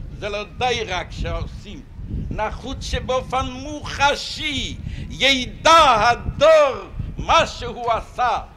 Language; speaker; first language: Hebrew; non-native, fluent; Yiddish